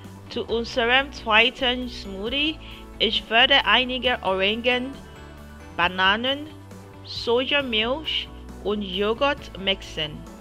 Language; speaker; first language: German; non-native, learner; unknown